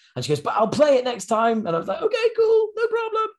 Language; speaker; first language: English; native; English